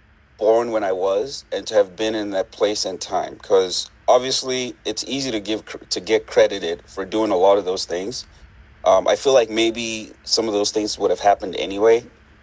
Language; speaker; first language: English; non-native, local second language; Yoruba